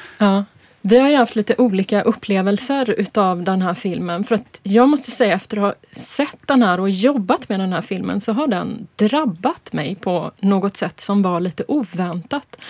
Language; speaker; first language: Swedish; native; Swedish